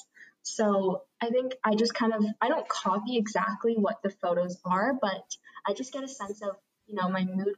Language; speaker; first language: English; native; English